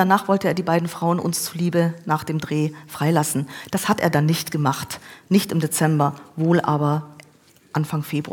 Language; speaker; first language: German; native; German